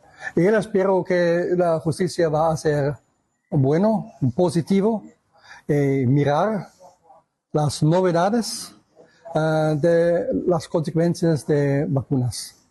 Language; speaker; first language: Spanish; non-native, learner; German